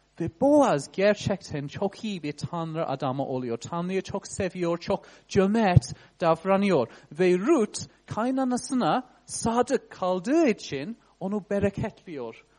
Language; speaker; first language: Turkish; non-native, fluent; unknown